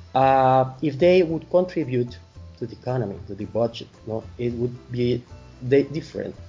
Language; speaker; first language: English; non-native, fluent; Spanish